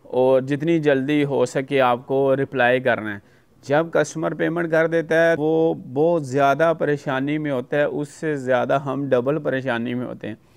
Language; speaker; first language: Urdu; non-native, local second language; Punjabi